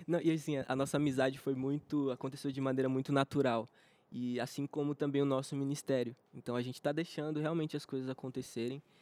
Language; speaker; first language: Portuguese; native; Portuguese